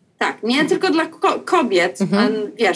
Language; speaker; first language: Polish; early bilingual, heritage; Polish